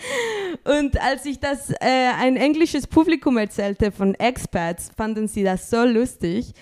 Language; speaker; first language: German; non-native, fluent; Spanish